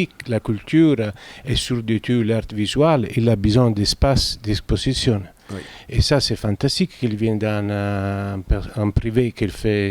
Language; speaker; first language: French; non-native, fluent; Italian